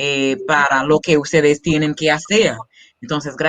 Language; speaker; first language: Spanish; non-native, learner; English